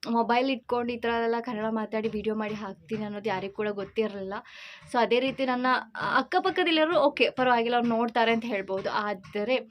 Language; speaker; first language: Kannada; non-native, local second language; Malayalam